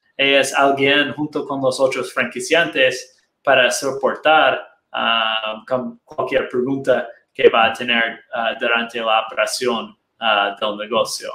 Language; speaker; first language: Spanish; non-native, fluent; Portuguese